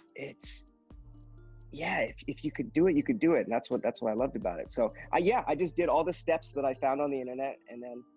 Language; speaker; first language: English; native; English